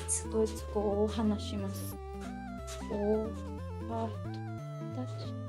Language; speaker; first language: Japanese; non-native, learner; Filipino